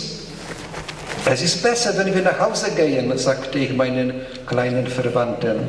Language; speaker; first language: German; non-native, fluent; Polish